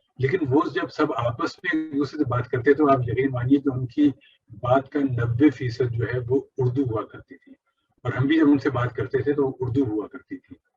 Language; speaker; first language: Urdu; native; Urdu